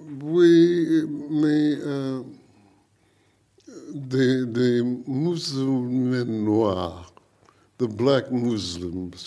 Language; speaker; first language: French; non-native, learner; English